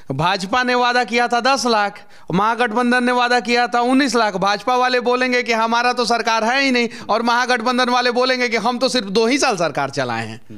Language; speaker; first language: Hindi; native; Hindi